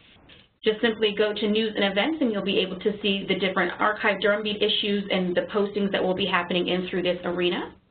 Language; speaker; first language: English; native; English